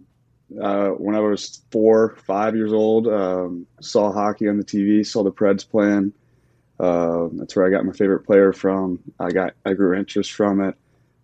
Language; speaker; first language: English; native; English